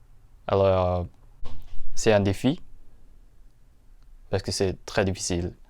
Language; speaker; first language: French; non-native, learner; Japanese